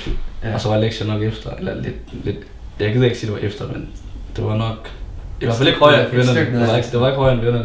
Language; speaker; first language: Danish; early bilingual, other home language; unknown